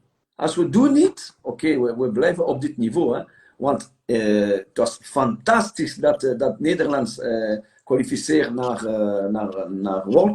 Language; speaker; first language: Dutch; non-native, local second language; French